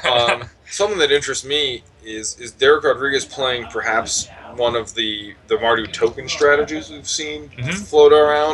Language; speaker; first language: English; native; English